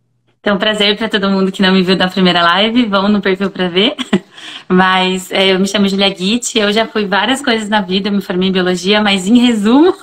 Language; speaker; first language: Portuguese; native; Portuguese